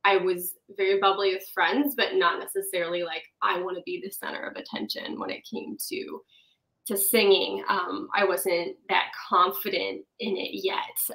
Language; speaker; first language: English; native; English